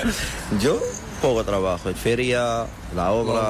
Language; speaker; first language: Spanish; non-native, learner; Arabic